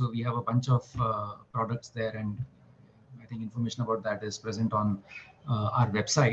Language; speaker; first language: English; non-native, local second language; Marathi